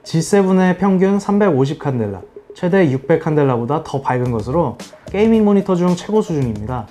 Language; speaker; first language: Korean; native; Korean